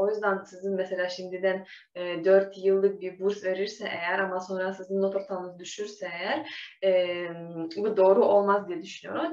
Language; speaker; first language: Turkish; non-native, fluent; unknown